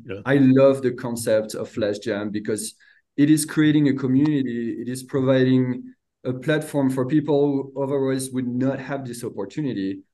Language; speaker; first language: English; non-native, fluent; French